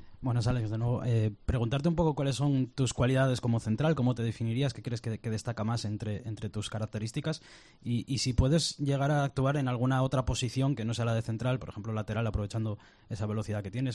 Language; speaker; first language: Spanish; native; Spanish